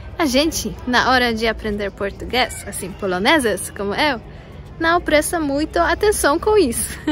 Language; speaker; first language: Portuguese; non-native, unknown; Polish